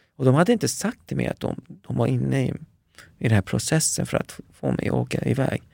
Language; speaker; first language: Swedish; early bilingual, other home language; Persian